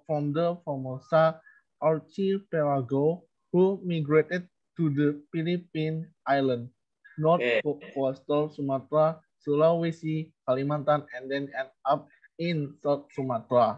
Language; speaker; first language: English; non-native, learner; Indonesian